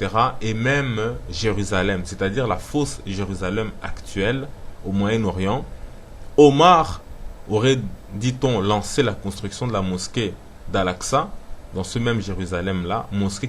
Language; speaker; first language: French; non-native, local second language; Lingala